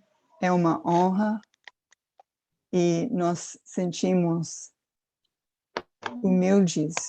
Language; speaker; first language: Portuguese; non-native, fluent; English